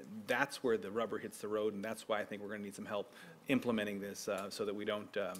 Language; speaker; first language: English; native; English